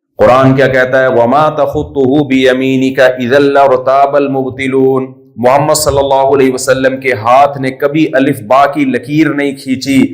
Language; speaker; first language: Urdu; native; Urdu